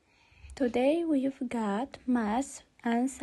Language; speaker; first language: English; non-native, fluent; Arabic